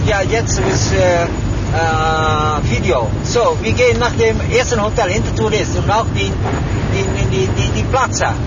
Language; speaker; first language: German; non-native, learner; Dutch